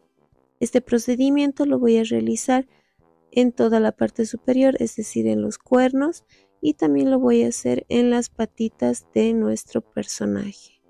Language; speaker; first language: Spanish; native; Spanish